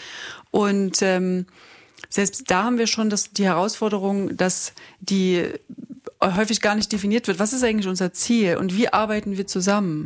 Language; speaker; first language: German; native; German